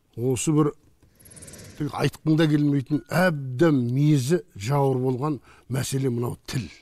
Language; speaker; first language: Kazakh; native; Kazakh